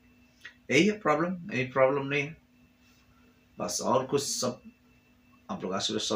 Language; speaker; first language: Hindi; non-native, fluent; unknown